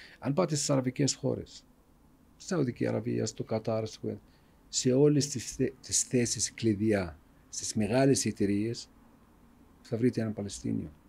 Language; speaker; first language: Greek; non-native, fluent; Arabic